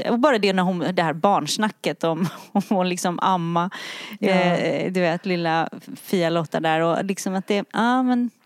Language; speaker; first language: Swedish; native; Swedish